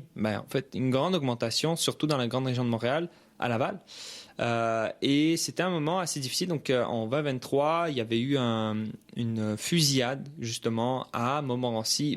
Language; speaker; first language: French; early bilingual, other home language; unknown